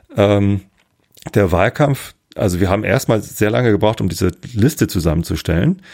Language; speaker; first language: German; native; German